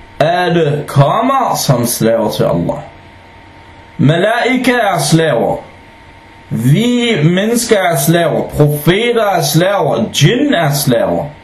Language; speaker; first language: Danish; non-native, fluent; Arabic